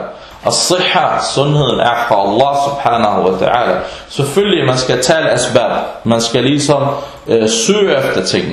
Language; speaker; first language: Danish; non-native, fluent; Arabic